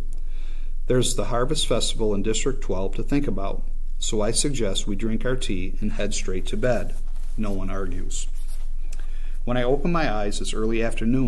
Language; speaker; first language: English; native; English